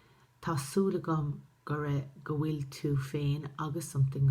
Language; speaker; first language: Irish; non-native, local second language; English